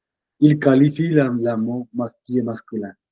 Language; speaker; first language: French; non-native, fluent; Punjabi